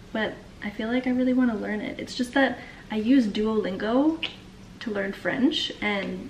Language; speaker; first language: English; native; English